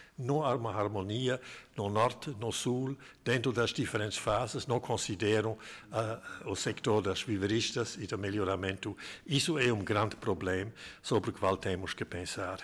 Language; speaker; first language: Portuguese; non-native, fluent; German